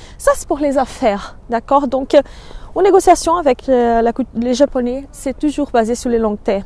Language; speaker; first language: French; non-native, fluent; Portuguese